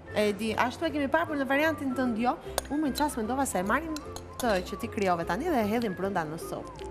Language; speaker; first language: Albanian; native; Albanian